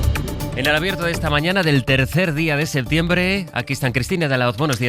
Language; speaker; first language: Spanish; native; Spanish